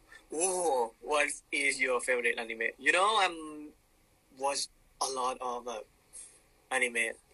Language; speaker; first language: English; non-native, learner; Thai